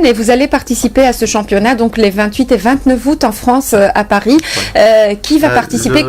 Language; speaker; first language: French; non-native, local second language; Arabic